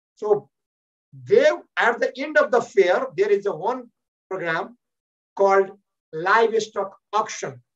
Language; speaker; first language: English; non-native, local second language; Nepali